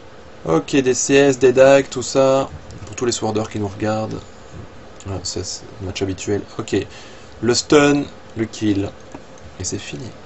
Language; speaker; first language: French; native; French